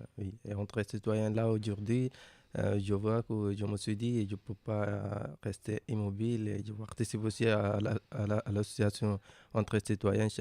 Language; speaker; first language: French; non-native, learner; Arabic